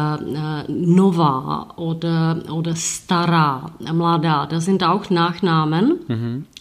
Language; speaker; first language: German; non-native, fluent; Czech